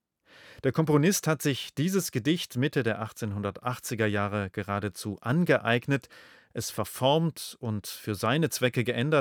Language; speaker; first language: German; native; German